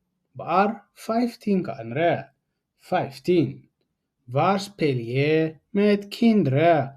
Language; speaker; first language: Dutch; non-native, fluent; Tigrinya